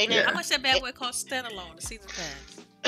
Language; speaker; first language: English; native; English